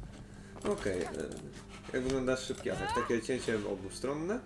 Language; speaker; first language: Polish; native; Polish